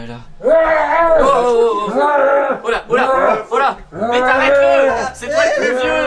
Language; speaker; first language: French; native; French